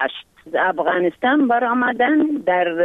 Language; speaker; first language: Persian; non-native, fluent; Arabic